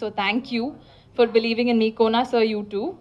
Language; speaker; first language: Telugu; non-native, learner; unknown